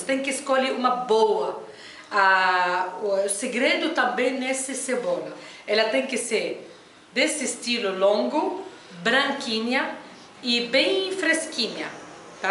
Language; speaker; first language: Portuguese; non-native, fluent; Arabic